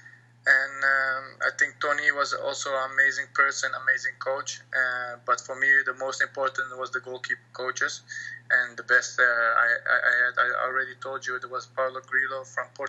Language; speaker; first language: English; non-native, fluent; Dutch